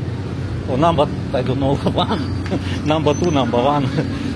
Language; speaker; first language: English; non-native, learner; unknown